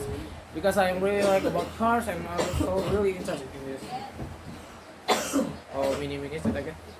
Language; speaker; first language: English; non-native, learner; Indonesian